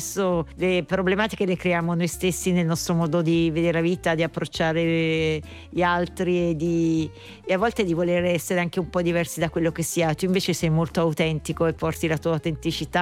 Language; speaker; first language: Italian; native; Italian